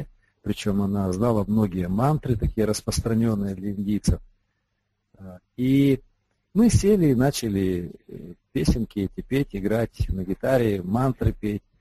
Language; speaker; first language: Russian; native; Russian